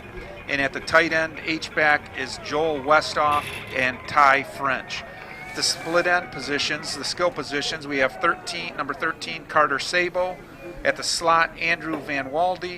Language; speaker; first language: English; native; English